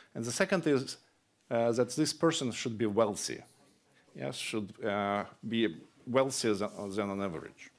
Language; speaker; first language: English; non-native, fluent; Russian